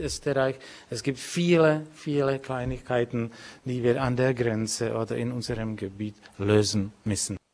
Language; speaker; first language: German; non-native, fluent; Czech